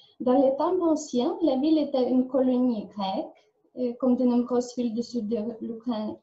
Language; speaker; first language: French; non-native, learner; Ukrainian